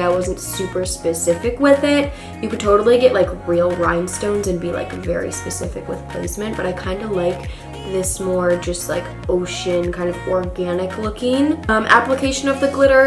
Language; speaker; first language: English; native; English